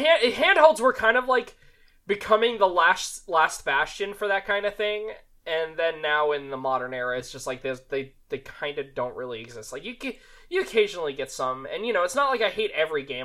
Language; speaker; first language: English; native; English